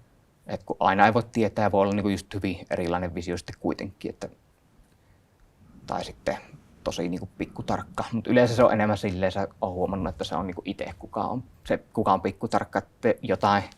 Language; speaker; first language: Finnish; native; Finnish